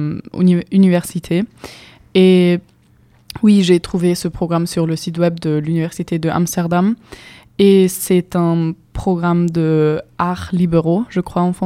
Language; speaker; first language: French; non-native, fluent; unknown